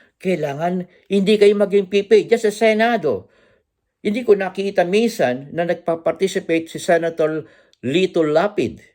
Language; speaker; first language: Filipino; native; Filipino